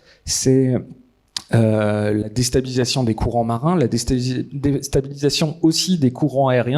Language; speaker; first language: French; native; French